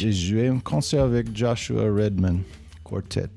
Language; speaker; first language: French; non-native, learner; English